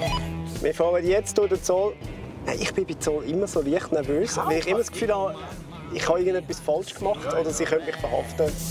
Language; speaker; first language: German; native; German